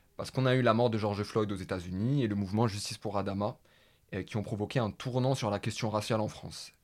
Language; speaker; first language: French; native; French